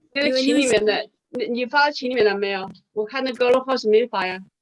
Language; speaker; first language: Chinese; native; Chinese